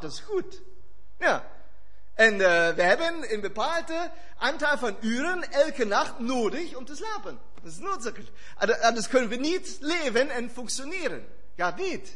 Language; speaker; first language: Dutch; non-native, fluent; German